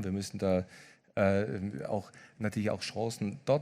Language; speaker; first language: German; native; German